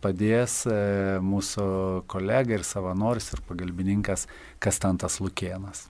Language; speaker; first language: Lithuanian; native; Lithuanian